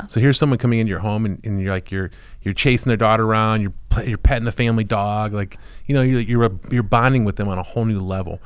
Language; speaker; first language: English; native; English